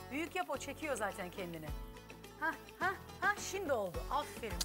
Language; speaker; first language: Turkish; native; Turkish